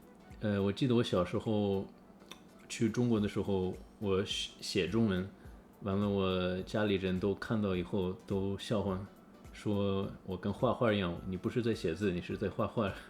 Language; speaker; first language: Chinese; early bilingual, heritage; English